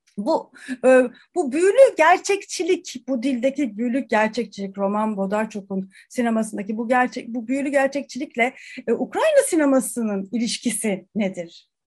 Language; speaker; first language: Turkish; native; Turkish